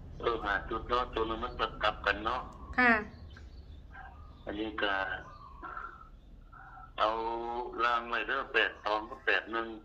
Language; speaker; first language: Thai; non-native, local second language; Northeastern Thai